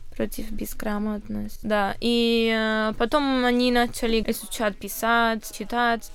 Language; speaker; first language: Russian; non-native, fluent; Spanish